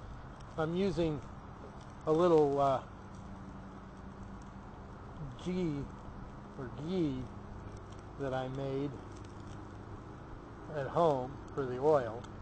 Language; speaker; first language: English; native; English